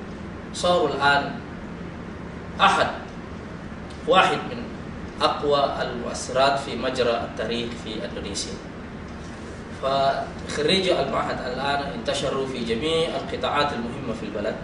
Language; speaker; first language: Arabic; non-native, fluent; Indonesian